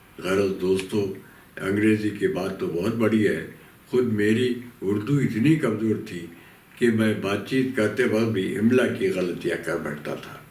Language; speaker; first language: Urdu; native; Urdu